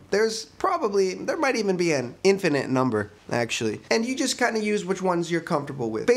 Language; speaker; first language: English; native; English